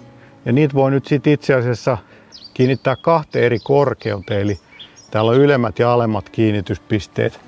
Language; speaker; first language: Finnish; native; Finnish